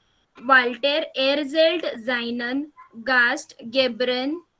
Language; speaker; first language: German; non-native, learner; Marathi